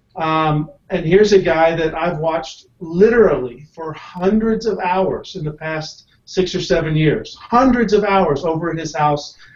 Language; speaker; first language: English; native; English